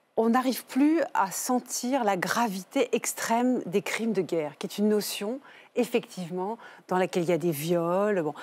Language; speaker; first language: French; native; French